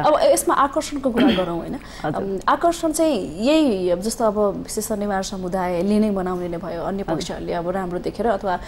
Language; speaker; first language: Nepali; native; Nepali